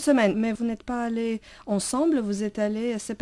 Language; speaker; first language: French; non-native, fluent; Romanian